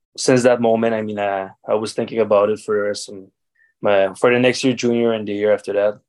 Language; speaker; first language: English; native; English